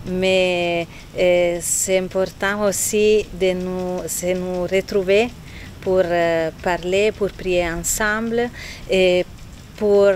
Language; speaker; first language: French; non-native, fluent; Italian